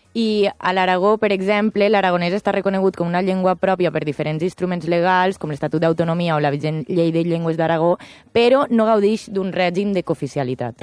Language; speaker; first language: Catalan; native; Catalan